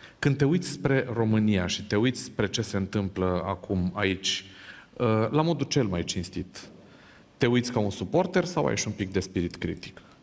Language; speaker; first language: Romanian; native; Romanian